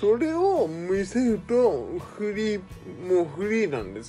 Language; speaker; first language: Japanese; native; Japanese